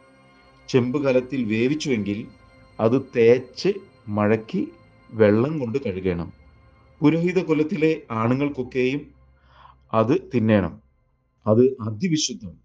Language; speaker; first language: Malayalam; native; Malayalam